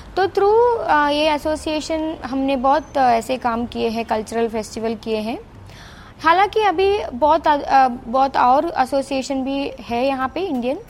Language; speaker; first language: Hindi; non-native, local second language; Kannada